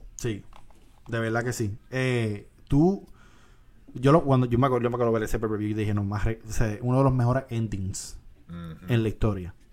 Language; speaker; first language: Spanish; native; Spanish